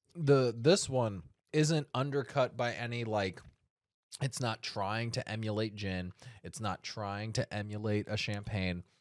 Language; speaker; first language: English; native; English